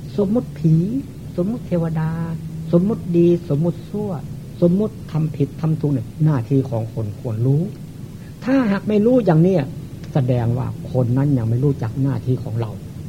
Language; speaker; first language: Thai; native; Thai